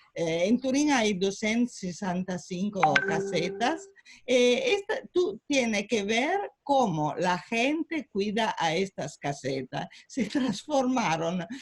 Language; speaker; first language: Spanish; non-native, fluent; Italian